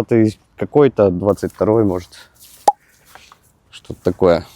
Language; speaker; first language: Russian; native; Russian